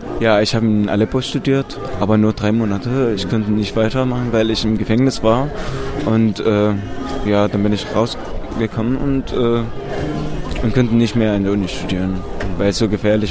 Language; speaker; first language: German; non-native, learner; Arabic